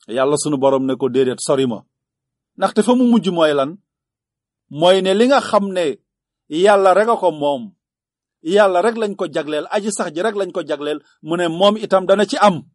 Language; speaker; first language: Wolof; native; Wolof